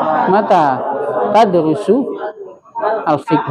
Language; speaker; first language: Arabic; non-native, fluent; Indonesian